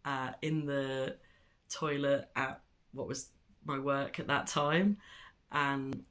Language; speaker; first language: English; native; English